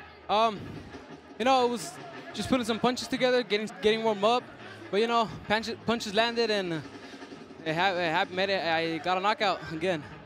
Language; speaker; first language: English; early bilingual, other home language; Spanish